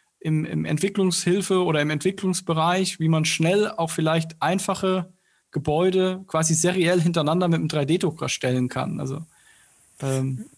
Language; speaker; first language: German; native; German